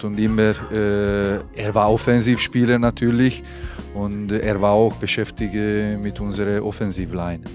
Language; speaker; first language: German; non-native, fluent; Hungarian